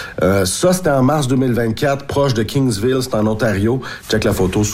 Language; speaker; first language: French; native; French